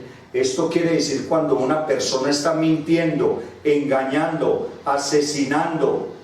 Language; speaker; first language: Spanish; native; Spanish